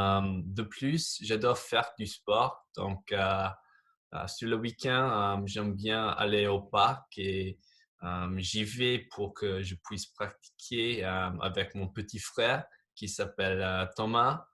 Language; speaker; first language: French; non-native, fluent; English